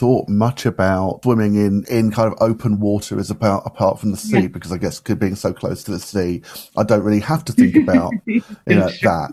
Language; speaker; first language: English; native; English